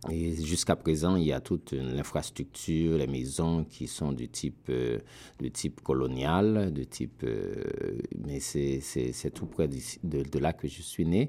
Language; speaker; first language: French; non-native, local second language; Haitian Creole